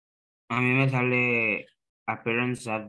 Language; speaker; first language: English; non-native, learner; Spanish